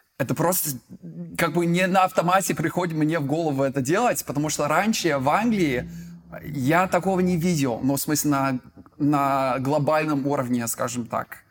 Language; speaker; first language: Russian; non-native, fluent; English